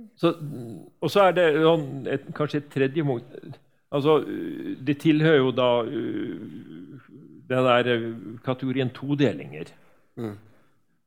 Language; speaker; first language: Norwegian; native; Norwegian